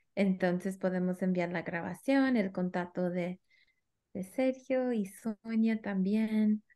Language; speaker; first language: Spanish; early bilingual, heritage; Spanish